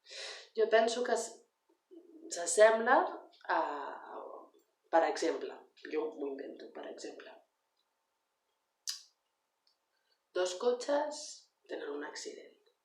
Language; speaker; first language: Catalan; non-native, learner; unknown